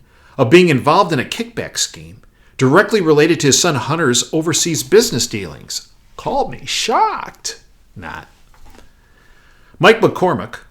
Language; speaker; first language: English; native; English